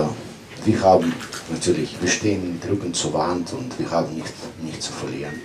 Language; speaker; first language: German; non-native, fluent; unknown